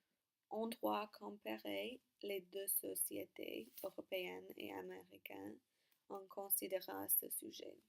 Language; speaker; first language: French; non-native, learner; English